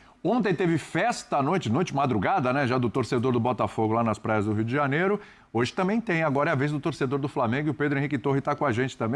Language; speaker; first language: Portuguese; native; Portuguese